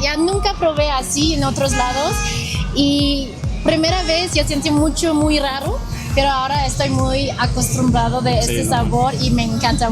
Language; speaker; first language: Spanish; non-native, learner; Chinese